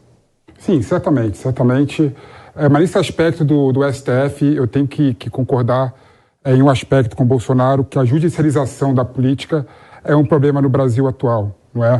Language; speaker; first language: Portuguese; native; Portuguese